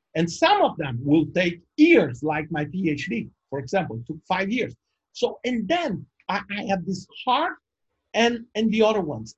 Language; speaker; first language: English; non-native, fluent; Portuguese